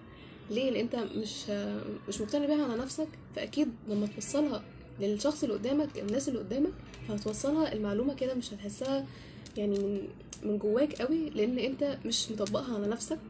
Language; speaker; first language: Arabic; native; Arabic